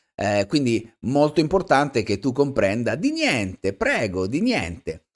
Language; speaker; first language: Spanish; non-native, fluent; Italian